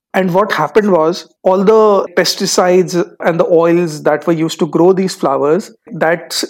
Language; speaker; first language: English; non-native, local second language; Hindi